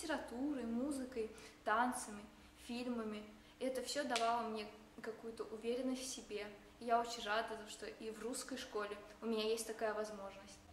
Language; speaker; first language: Russian; early bilingual, heritage; Russian